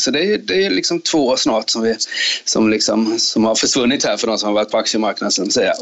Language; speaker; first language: Swedish; native; Swedish